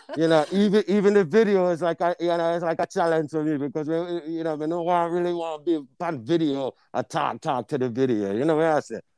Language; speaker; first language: English; non-native, local second language; Jamaican Creole English